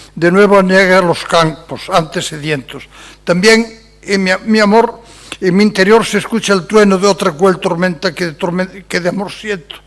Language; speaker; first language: Spanish; non-native, local second language; Galician